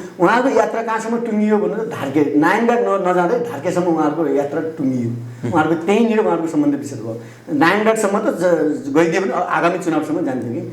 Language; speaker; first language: Nepali; native; Nepali